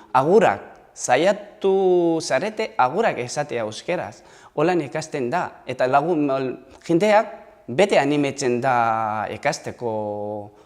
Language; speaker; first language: Basque; non-native, learner; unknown